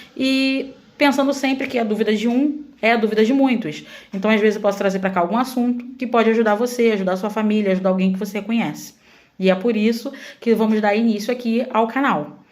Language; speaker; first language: Portuguese; native; Portuguese